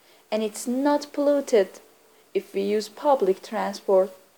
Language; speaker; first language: English; non-native, fluent; Persian